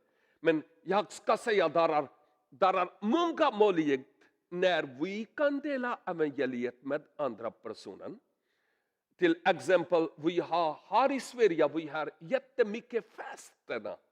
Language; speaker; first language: Swedish; non-native, learner; Urdu